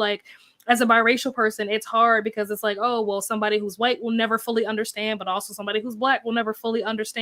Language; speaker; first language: English; native; English